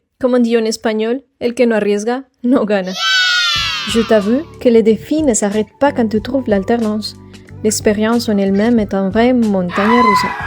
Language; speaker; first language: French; non-native, fluent; Spanish